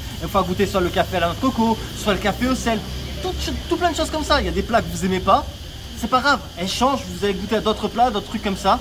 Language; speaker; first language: French; native; French